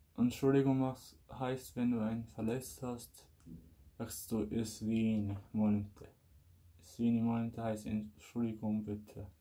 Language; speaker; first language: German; non-native, learner; Bosnian